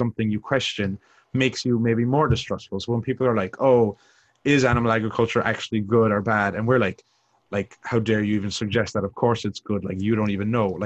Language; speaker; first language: English; native; English